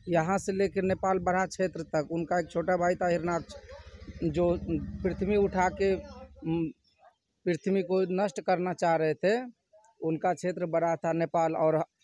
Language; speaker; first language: Hindi; native; Hindi